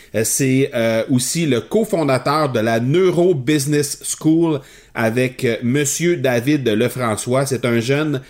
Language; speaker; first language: French; native; French